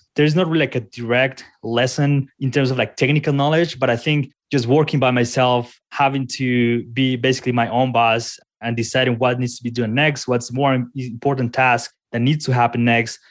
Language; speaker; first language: English; non-native, fluent; Spanish